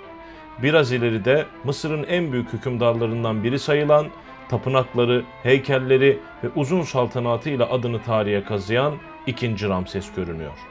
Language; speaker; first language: Turkish; native; Turkish